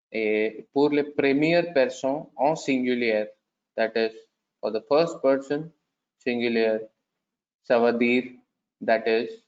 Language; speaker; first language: French; non-native, learner; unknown